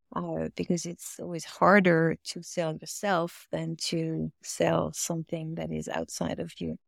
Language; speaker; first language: English; non-native, fluent; French